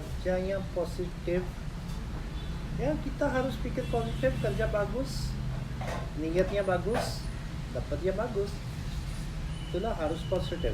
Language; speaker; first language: Indonesian; non-native, learner; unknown